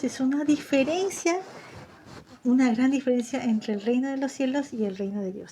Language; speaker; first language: Spanish; native; Spanish